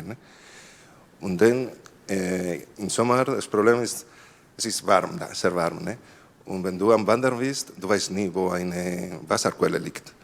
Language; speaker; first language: German; non-native, learner; Spanish